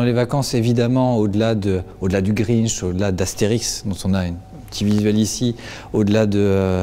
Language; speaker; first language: French; native; French